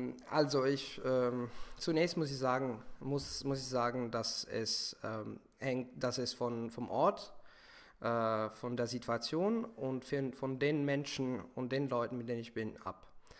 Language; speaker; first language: German; non-native, fluent; Italian